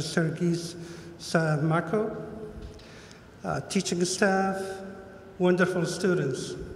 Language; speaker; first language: English; non-native, fluent; Arabic